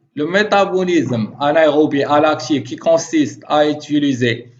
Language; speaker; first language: French; non-native, local second language; Arabic